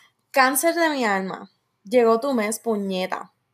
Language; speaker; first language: Spanish; native; Spanish